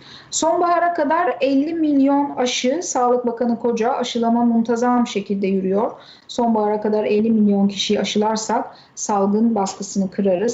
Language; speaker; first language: Turkish; native; Turkish